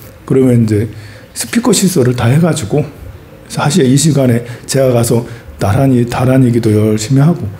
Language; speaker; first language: Korean; native; Korean